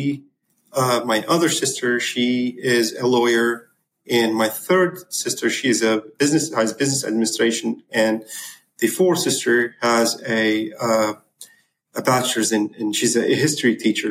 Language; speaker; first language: English; non-native, fluent; Arabic